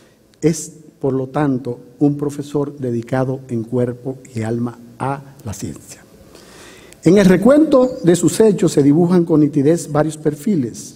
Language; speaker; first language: Spanish; native; Spanish